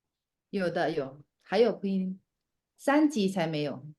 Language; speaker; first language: Chinese; non-native, fluent; Indonesian